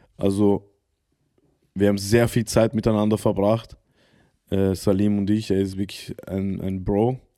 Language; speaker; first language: German; early bilingual, other home language; Arabic